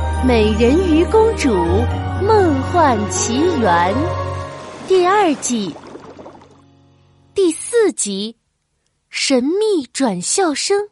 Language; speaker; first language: Chinese; native; Chinese